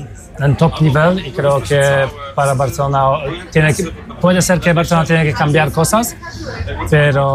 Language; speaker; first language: Spanish; non-native, fluent; Polish